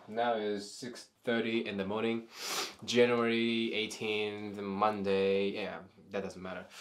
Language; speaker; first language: English; non-native, fluent; Japanese